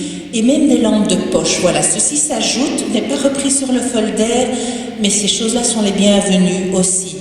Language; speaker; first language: French; native; French